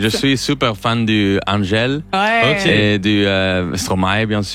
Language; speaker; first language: French; non-native, learner; Spanish